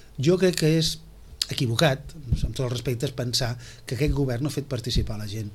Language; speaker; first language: Catalan; native; Catalan